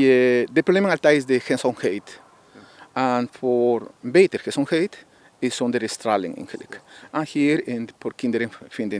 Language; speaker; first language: Dutch; non-native, learner; Spanish